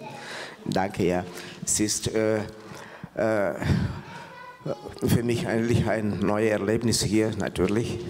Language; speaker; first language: German; non-native, fluent; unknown